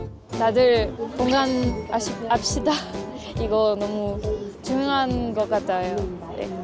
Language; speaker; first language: Korean; non-native, learner; French